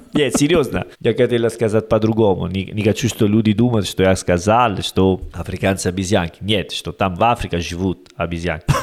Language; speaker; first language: Russian; non-native, learner; Italian